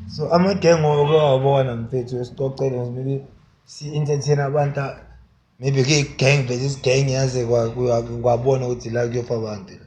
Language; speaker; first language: Zulu; native; Zulu